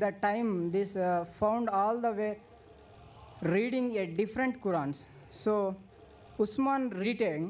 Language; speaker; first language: English; non-native, local second language; Tamil